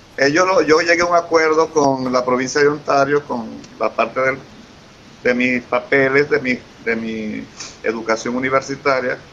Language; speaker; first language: Spanish; native; Spanish